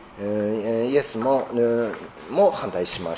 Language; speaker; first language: Japanese; non-native, fluent; Chinese